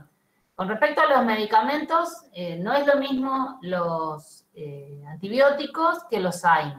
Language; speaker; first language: Spanish; native; Spanish